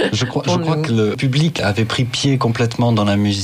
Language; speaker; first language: French; native; French